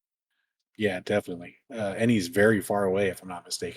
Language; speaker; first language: English; native; English